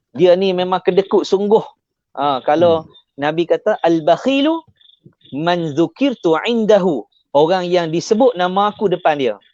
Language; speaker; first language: Malay; native; Malay